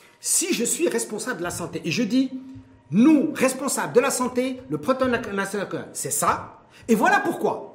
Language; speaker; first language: French; non-native, local second language; Arabic